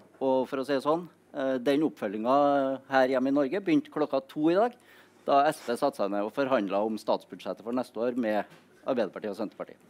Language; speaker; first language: Norwegian; native; Norwegian